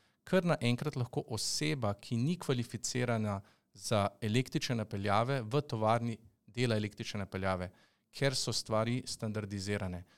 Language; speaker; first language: Slovenian; native; Slovenian